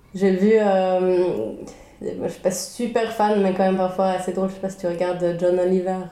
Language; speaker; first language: French; early bilingual, other home language; Swedish